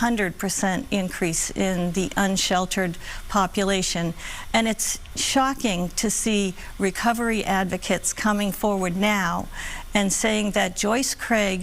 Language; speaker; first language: English; native; English